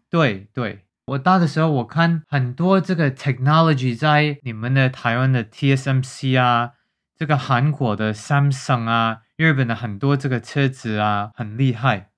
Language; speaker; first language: Chinese; early bilingual, heritage; Chinese